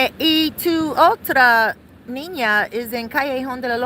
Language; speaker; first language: Spanish; non-native, learner; English